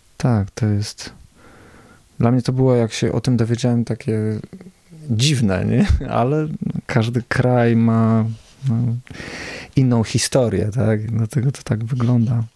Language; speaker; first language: Polish; native; Polish